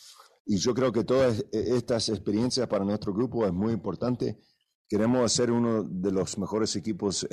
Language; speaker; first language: Spanish; early bilingual, heritage; Spanish